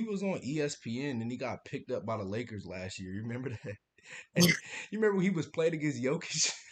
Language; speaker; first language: English; native; English